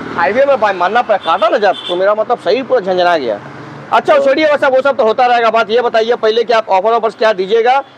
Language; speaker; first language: Hindi; non-native, local second language; Bangla